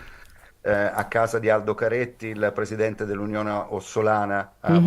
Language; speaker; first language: Italian; native; Italian